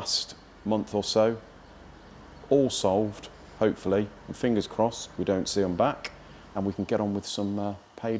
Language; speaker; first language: English; native; English